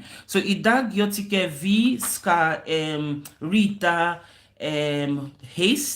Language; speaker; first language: Swedish; non-native, learner; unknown